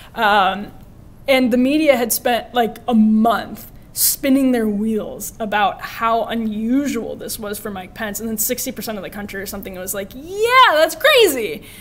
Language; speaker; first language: English; native; English